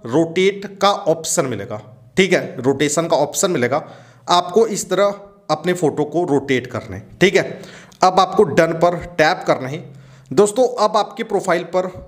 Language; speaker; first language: Hindi; native; Hindi